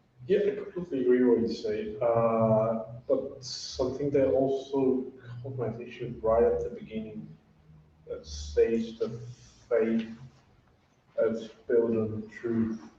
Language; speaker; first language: English; non-native, fluent; Portuguese